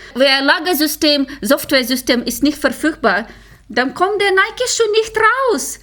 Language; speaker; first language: German; non-native, fluent; Ukrainian